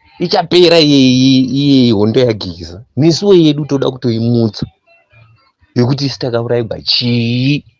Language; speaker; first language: Shona; non-native, local second language; North Ndebele